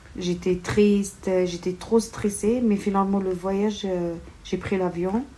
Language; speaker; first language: French; non-native, local second language; Kabyle